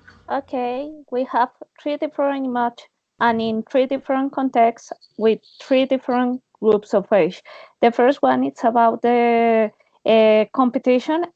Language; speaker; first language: English; non-native, learner; Spanish